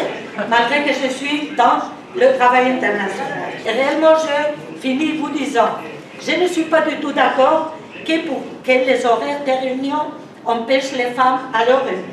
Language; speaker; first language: French; non-native, fluent; Spanish